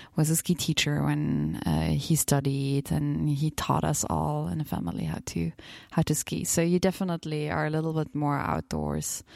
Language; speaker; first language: English; non-native, fluent; German